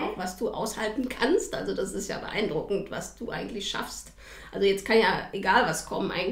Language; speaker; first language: German; native; German